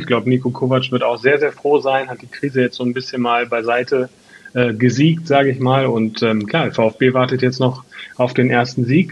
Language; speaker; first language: German; native; German